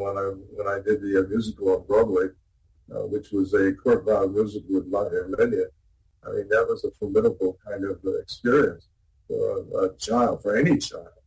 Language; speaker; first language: English; native; English